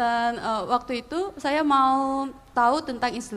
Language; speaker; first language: Indonesian; non-native, learner; Korean